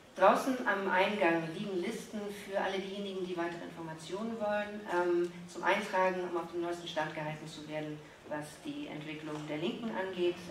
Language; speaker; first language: German; native; German